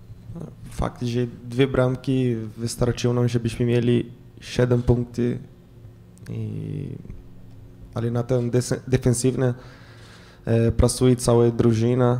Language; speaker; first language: Polish; non-native, fluent; Portuguese